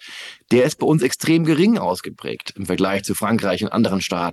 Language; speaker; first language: German; native; German